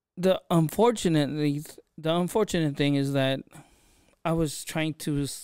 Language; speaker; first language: English; native; English